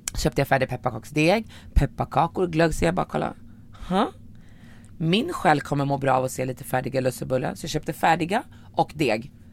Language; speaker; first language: Swedish; early bilingual, other home language; Arabic